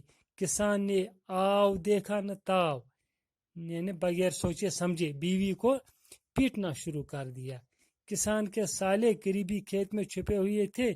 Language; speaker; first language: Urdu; non-native, local second language; Kashmiri